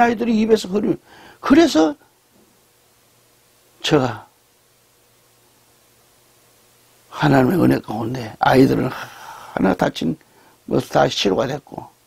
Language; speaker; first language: Korean; native; Korean